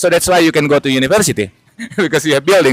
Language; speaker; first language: English; non-native, fluent; Indonesian